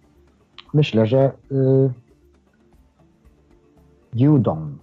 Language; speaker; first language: Polish; non-native, fluent; Japanese